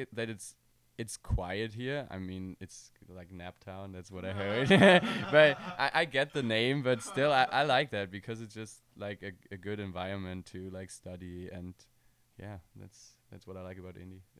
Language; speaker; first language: English; non-native, fluent; German